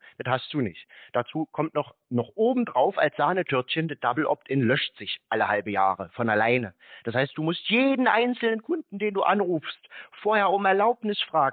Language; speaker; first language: German; native; German